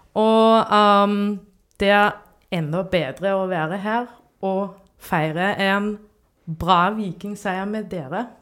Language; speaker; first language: Norwegian; non-native, fluent; German